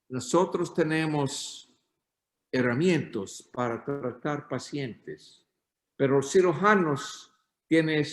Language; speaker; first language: Spanish; non-native, learner; English